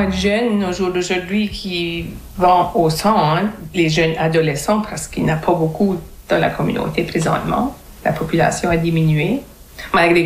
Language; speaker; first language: French; native; French